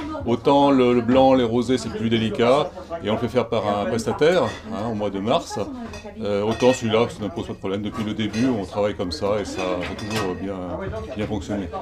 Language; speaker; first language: French; native; French